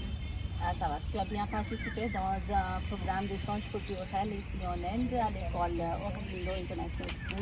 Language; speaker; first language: French; non-native, learner; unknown